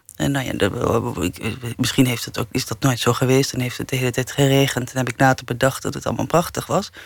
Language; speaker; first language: Dutch; early bilingual, other home language; English